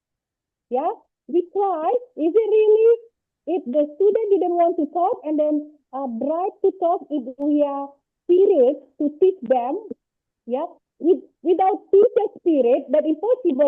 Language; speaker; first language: English; non-native, learner; Indonesian